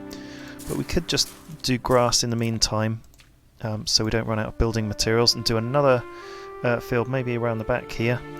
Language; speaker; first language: English; native; English